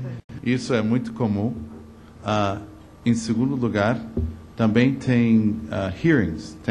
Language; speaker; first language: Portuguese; non-native, fluent; English